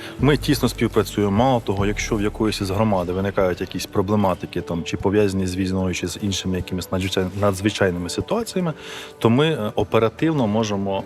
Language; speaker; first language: Ukrainian; native; Ukrainian